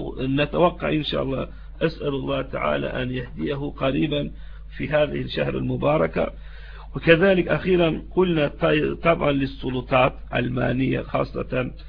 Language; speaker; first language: Arabic; non-native, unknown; Turkish